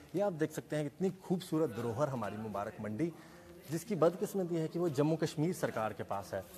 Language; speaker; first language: Hindi; native; Hindi